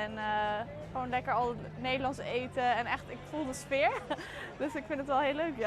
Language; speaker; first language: Dutch; native; Dutch